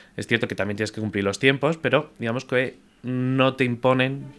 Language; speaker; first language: Spanish; native; Spanish